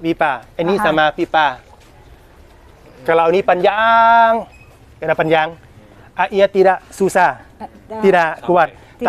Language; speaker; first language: Indonesian; non-native, learner; Thai